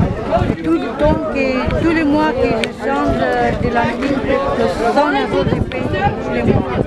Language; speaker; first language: French; non-native, learner; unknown